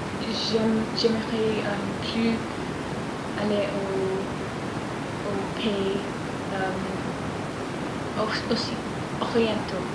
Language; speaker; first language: French; non-native, learner; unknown